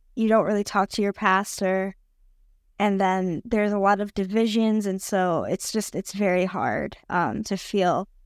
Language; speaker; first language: English; native; English